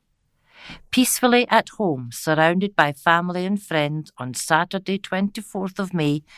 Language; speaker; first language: English; native; English